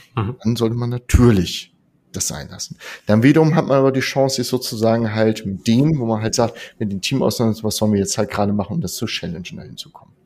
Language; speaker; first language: German; native; German